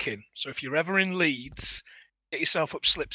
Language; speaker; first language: English; native; English